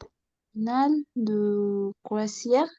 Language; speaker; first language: French; non-native, learner; Spanish